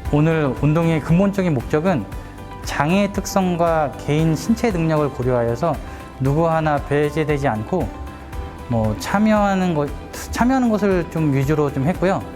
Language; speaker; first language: Korean; native; Korean